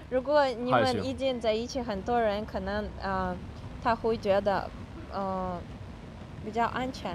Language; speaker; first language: Chinese; non-native, fluent; Russian